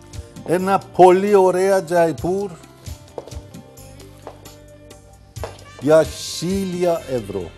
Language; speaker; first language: Greek; non-native, learner; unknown